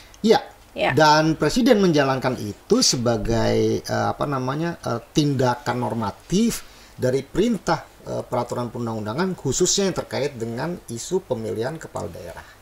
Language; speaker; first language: Indonesian; native; Indonesian